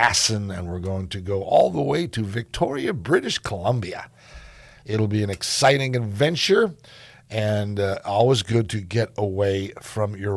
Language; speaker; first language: English; native; English